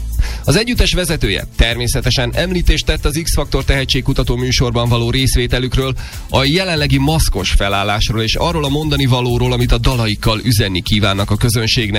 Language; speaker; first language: Hungarian; native; Hungarian